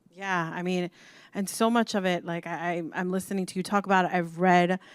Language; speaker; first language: English; native; English